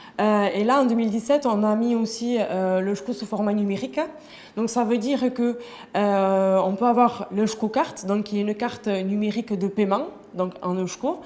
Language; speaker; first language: French; native; French